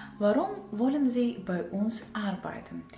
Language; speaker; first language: German; non-native, fluent; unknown